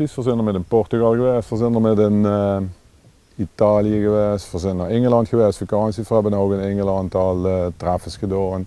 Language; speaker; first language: Dutch; native; Dutch